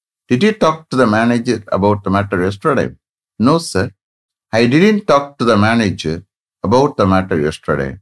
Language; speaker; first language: English; non-native, local second language; Tamil